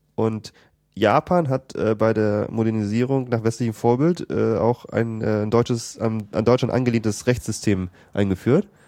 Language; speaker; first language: German; native; German